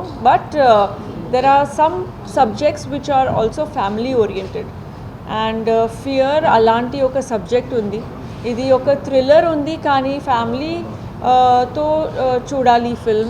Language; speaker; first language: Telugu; non-native, fluent; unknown